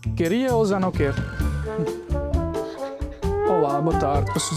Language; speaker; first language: Portuguese; non-native, learner; Nepali